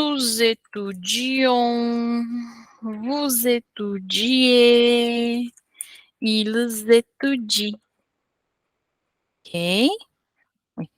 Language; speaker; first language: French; non-native, fluent; Portuguese